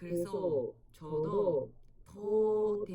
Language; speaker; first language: Korean; non-native, learner; Japanese